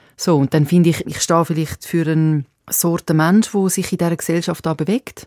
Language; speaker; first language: German; early bilingual, other home language; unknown